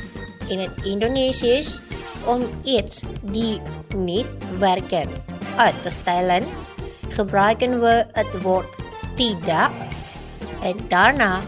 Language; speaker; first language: Dutch; non-native, learner; Indonesian